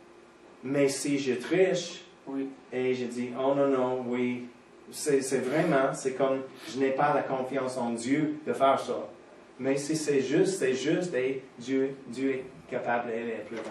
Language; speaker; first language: French; non-native, fluent; English